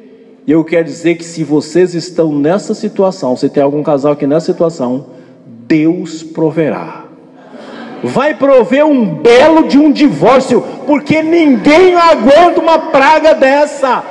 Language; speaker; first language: Portuguese; native; Portuguese